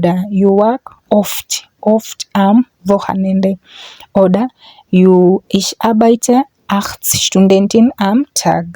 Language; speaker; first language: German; non-native, fluent; English